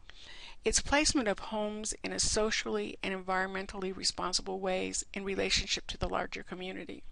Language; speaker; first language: English; native; English